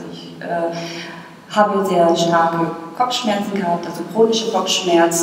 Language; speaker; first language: German; non-native, fluent; Bosnian